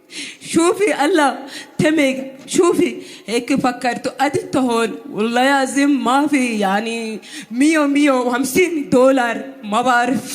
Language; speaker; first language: Arabic; non-native, learner; Amharic